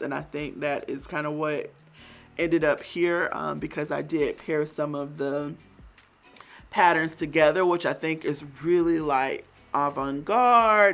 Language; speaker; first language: English; native; English